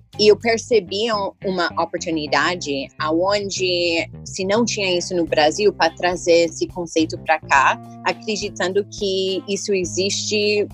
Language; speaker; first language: Portuguese; early bilingual, heritage; English